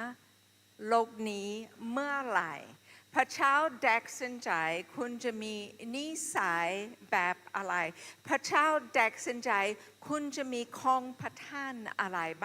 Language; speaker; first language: Thai; non-native, fluent; English